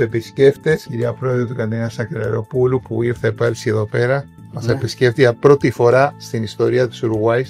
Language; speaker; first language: Greek; early bilingual, heritage; Greek